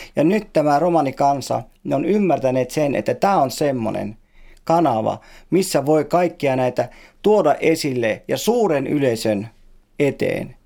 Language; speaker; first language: Finnish; native; Finnish